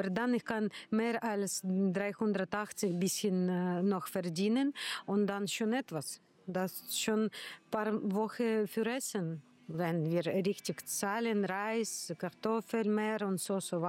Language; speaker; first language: German; non-native, learner; Ukrainian